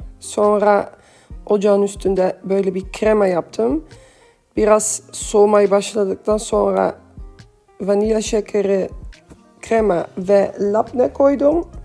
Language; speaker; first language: Turkish; early bilingual, heritage; Turkish